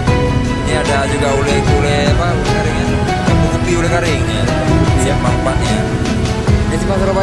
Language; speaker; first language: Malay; non-native, local second language; Achinese